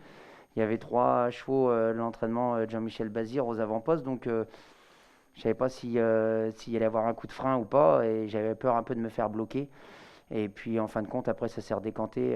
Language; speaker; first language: French; native; French